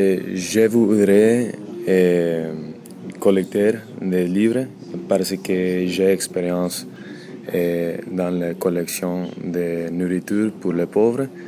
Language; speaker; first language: French; non-native, learner; English